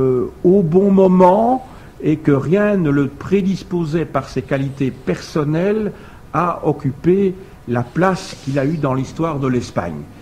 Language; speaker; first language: French; native; French